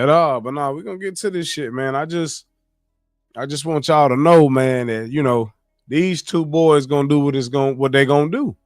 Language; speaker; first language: English; native; English